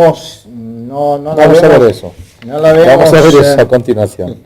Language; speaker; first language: Spanish; native; Spanish